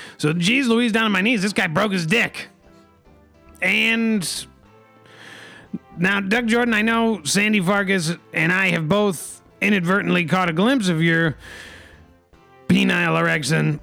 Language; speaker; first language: English; native; English